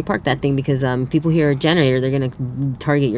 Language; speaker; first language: English; early bilingual, other home language; Spanish